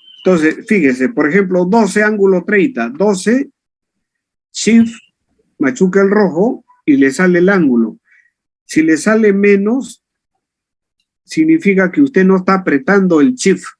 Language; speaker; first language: Spanish; native; Spanish